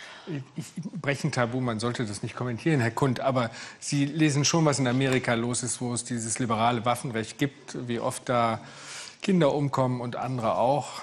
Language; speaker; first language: German; native; German